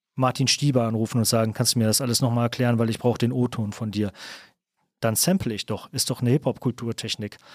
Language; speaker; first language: German; native; German